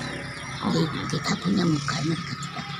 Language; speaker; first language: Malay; non-native, local second language; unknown